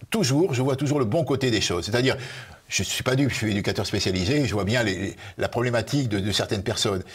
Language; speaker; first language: French; native; French